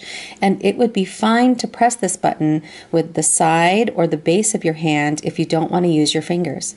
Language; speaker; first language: English; native; English